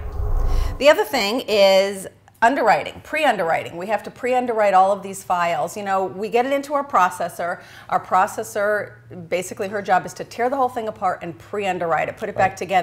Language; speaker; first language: English; native; English